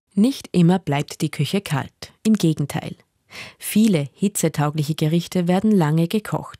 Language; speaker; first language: German; native; German